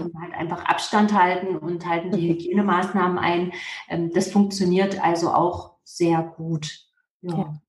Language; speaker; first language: German; native; German